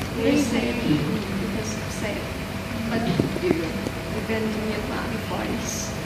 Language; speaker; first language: English; non-native, learner; Thai